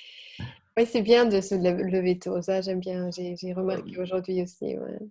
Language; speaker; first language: French; non-native, learner; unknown